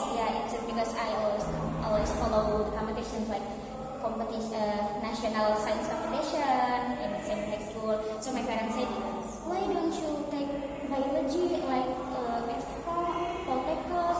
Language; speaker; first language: English; non-native, learner; Indonesian